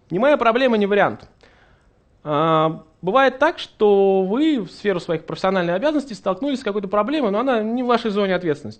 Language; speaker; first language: Russian; native; Russian